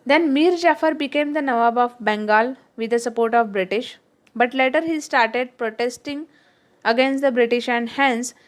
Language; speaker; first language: English; non-native, local second language; Marathi